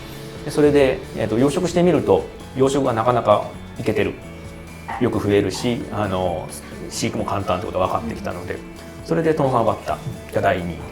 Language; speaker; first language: Japanese; native; Japanese